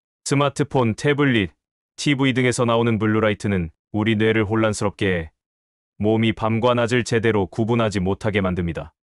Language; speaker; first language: Korean; native; Korean